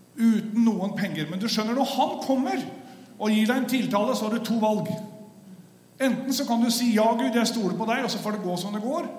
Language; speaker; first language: Norwegian; native; Norwegian